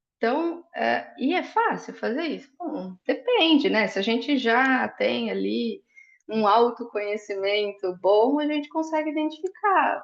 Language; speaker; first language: Portuguese; native; Portuguese